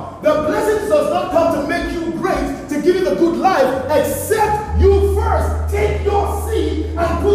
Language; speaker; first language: English; non-native, local second language; Yoruba